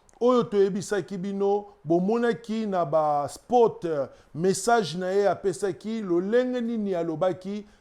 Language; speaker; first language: Lingala; native; Lingala